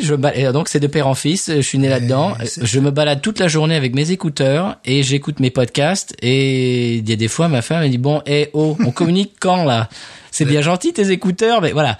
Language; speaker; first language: French; native; French